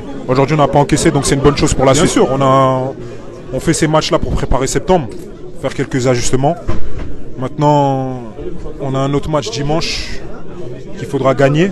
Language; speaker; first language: French; native; French